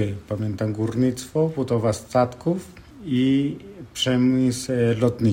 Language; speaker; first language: Polish; non-native, fluent; Spanish